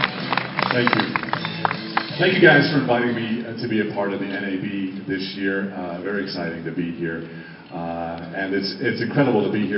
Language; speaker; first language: English; native; English